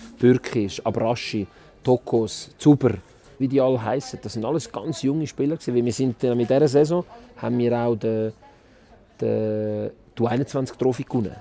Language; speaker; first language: German; early bilingual, other home language; Italian